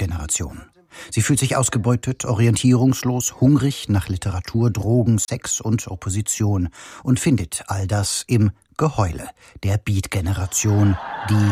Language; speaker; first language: German; native; German